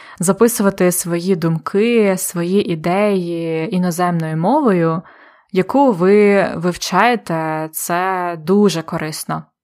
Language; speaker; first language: Ukrainian; native; Ukrainian